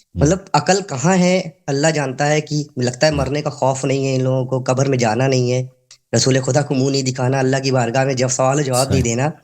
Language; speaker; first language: Urdu; native; Urdu